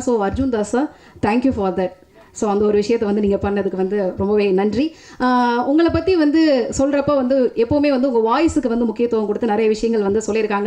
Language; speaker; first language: Tamil; native; Tamil